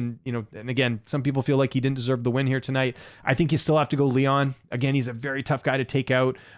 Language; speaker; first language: English; native; English